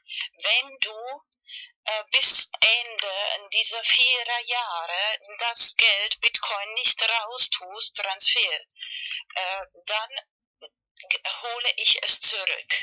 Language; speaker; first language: German; non-native, fluent; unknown